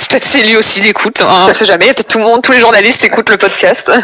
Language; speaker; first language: French; native; French